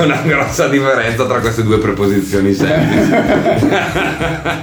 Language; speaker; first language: Italian; native; Italian